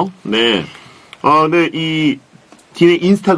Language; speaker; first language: Korean; native; Korean